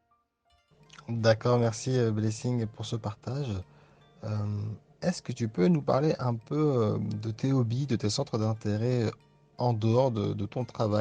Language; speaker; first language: French; native; French